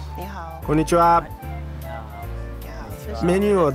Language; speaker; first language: Japanese; non-native, fluent; Chinese